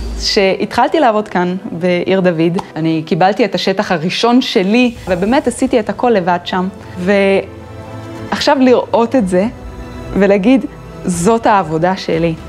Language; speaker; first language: Hebrew; non-native, fluent; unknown